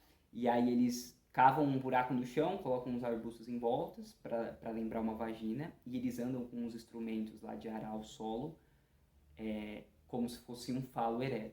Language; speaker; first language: Portuguese; native; Portuguese